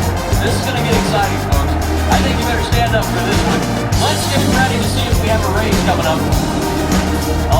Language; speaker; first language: English; native; English